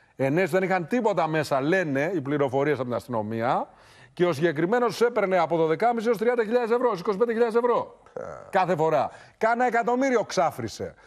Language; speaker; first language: Greek; native; Greek